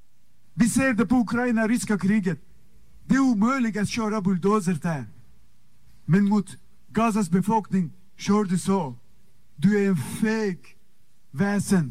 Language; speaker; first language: Swedish; non-native, fluent; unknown